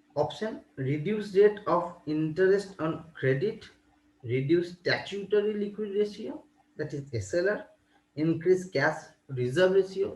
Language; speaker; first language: English; non-native, local second language; Bangla